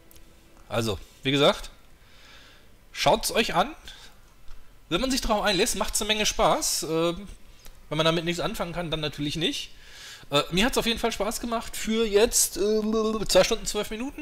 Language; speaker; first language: German; native; German